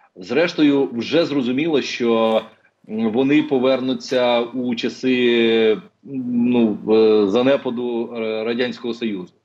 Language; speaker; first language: Ukrainian; non-native, local second language; Russian